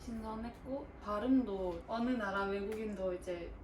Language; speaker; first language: Korean; early bilingual, other home language; Russian